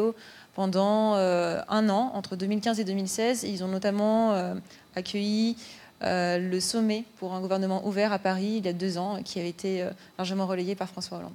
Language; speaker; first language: French; native; French